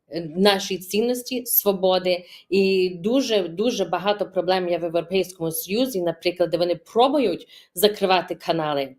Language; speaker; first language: Ukrainian; early bilingual, heritage; Ukrainian